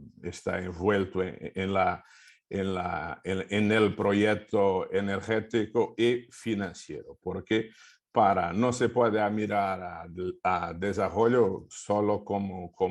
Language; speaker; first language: Spanish; non-native, fluent; Portuguese